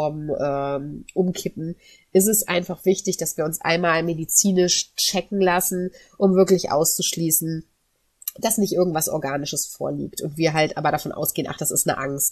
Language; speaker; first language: German; native; German